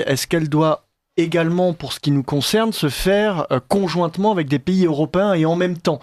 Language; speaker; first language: French; native; French